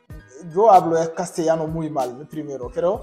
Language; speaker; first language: Spanish; non-native, learner; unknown